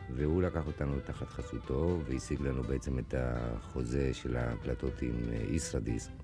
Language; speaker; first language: Hebrew; non-native, fluent; Spanish